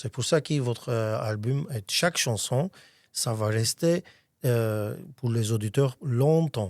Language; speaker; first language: French; non-native, fluent; Armenian